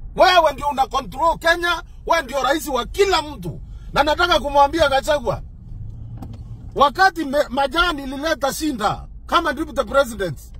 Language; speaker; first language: Swahili; non-native, local second language; Meru